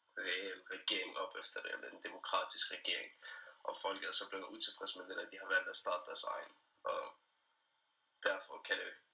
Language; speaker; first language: Danish; early bilingual, other home language; Persian